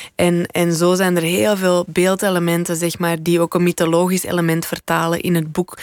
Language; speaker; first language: Dutch; native; Dutch